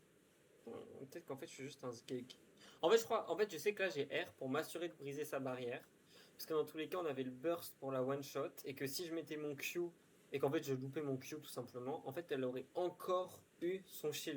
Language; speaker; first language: French; native; French